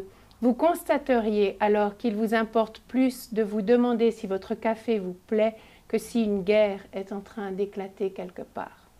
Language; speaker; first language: French; native; French